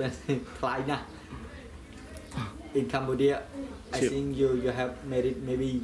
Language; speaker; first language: English; non-native, learner; Khmer